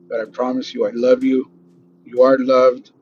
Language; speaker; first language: English; native; English